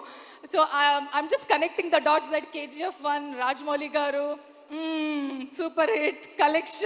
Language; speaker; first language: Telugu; non-native, learner; Kannada